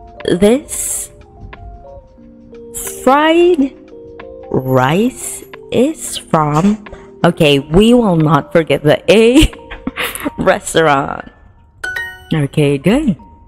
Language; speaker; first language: English; non-native, local second language; Filipino